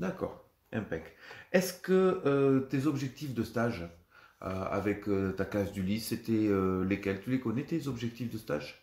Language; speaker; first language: French; native; French